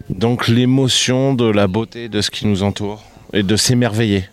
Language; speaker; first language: French; native; French